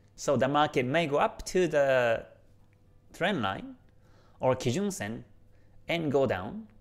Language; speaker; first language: English; non-native, fluent; Japanese